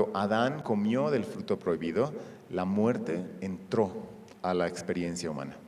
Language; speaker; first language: Spanish; native; Spanish